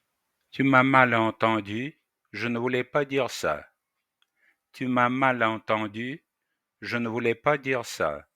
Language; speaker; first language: French; non-native, fluent; Russian